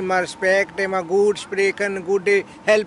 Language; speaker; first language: German; non-native, learner; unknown